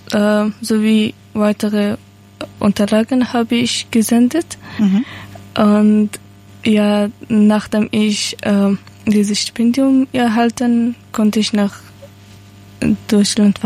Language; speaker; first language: German; non-native, learner; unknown